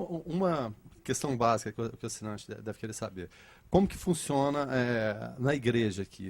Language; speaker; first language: Portuguese; native; Portuguese